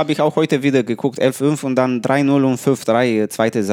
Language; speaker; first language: German; non-native, learner; Romanian